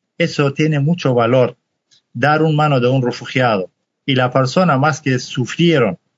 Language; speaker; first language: Spanish; non-native, fluent; Kurdish